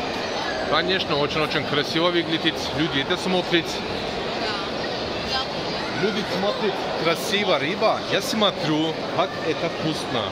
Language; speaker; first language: Russian; non-native, learner; Turkish